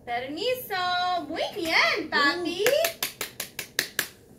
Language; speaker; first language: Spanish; non-native, learner; English